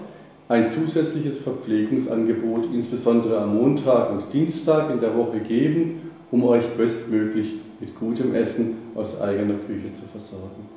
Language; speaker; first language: German; native; German